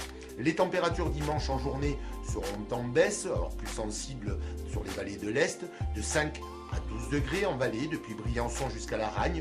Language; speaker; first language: French; native; French